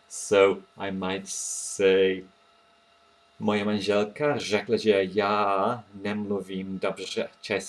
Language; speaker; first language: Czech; non-native, learner; English